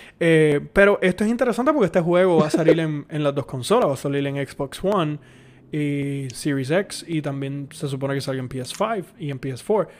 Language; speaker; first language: Spanish; native; Spanish